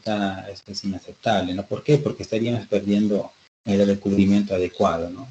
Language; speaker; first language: Spanish; native; Spanish